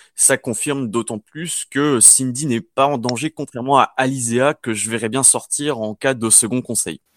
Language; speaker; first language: French; native; French